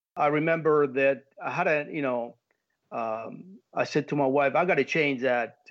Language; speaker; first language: English; early bilingual, heritage; Spanish